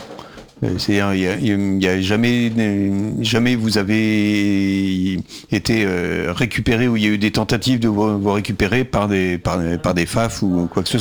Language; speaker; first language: French; native; French